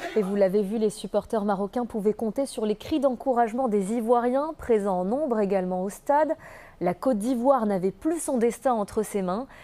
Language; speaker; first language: French; non-native, local second language; Arabic